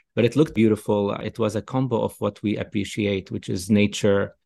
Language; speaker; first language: English; non-native, fluent; Arabic